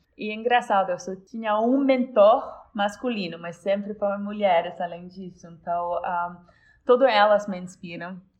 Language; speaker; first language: Portuguese; non-native, fluent; Polish